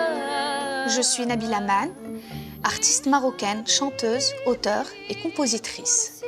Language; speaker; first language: French; non-native, local second language; Arabic